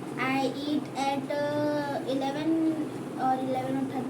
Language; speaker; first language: English; non-native, learner; Marathi